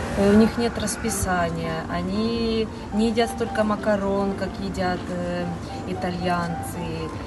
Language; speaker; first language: Russian; native; Russian